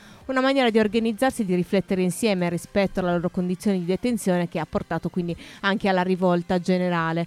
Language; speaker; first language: Italian; native; Italian